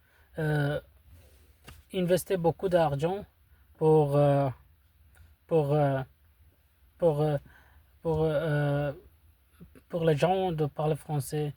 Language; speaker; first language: French; non-native, learner; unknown